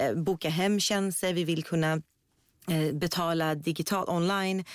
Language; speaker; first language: Swedish; early bilingual, other home language; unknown